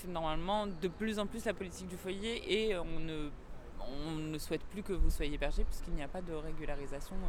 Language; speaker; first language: French; native; French